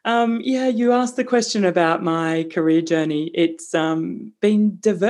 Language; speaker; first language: English; native; English